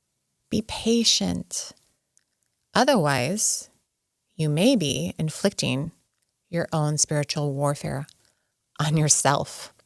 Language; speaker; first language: English; native; English